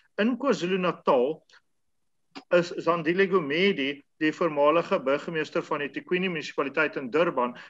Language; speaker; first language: Afrikaans; native; Afrikaans